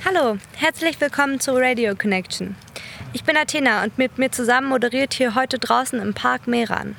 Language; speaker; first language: German; non-native, fluent; Persian